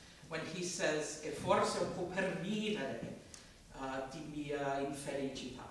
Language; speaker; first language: Italian; non-native, fluent; English